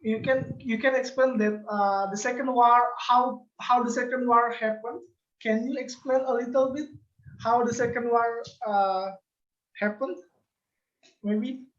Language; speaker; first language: English; non-native, learner; Indonesian